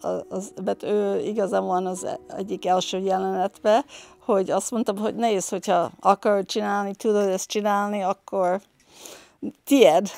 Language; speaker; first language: Hungarian; early bilingual, heritage; Hungarian